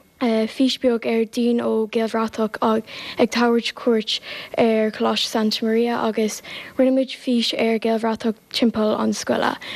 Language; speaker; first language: Irish; non-native, local second language; English